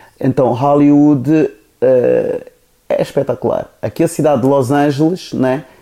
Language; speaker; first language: Portuguese; non-native, local second language; Kabuverdianu